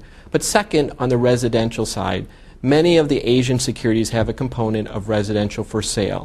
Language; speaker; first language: English; native; English